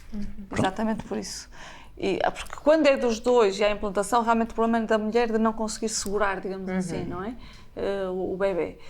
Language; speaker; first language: Portuguese; native; Portuguese